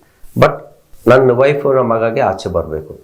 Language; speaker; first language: Kannada; non-native, local second language; Telugu